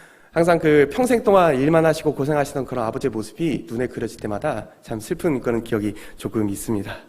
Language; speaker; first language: Korean; native; Korean